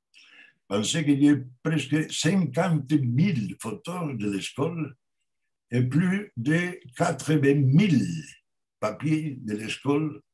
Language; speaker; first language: French; non-native, learner; Spanish